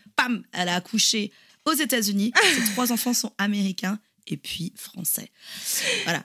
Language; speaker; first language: French; native; French